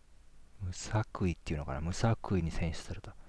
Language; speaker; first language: Japanese; native; Japanese